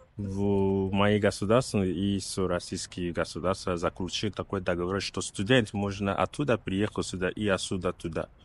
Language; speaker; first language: Russian; non-native, learner; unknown